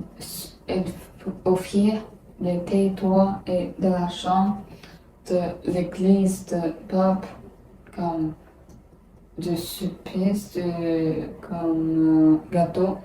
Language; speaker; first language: French; non-native, learner; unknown